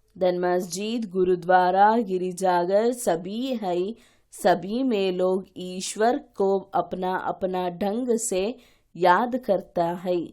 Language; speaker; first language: Hindi; non-native, local second language; Kannada